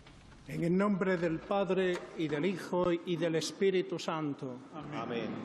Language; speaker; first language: Spanish; native; Spanish